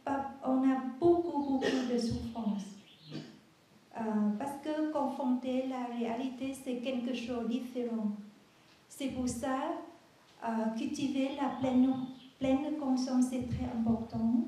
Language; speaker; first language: French; non-native, learner; Vietnamese